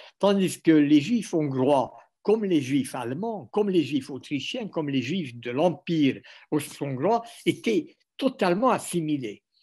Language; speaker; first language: French; non-native, fluent; Hungarian